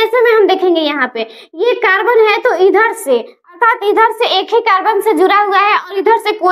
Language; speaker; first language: Hindi; native; Hindi